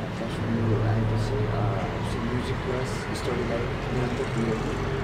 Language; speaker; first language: Nepali; non-native, local second language; Eastern Tamang